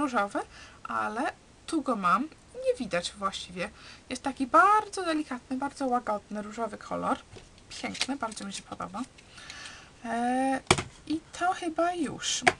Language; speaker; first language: Polish; early bilingual, heritage; Polish